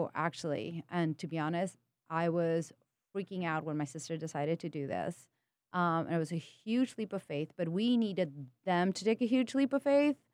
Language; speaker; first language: English; early bilingual, other home language; Spanish